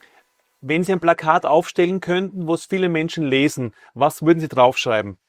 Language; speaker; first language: German; native; German